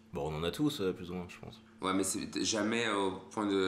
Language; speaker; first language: French; native; French